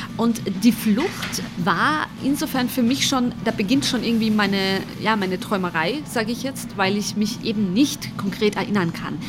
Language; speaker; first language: German; early bilingual, other home language; Bosnian